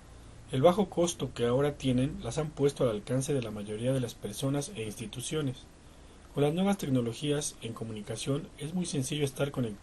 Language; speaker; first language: Spanish; native; Spanish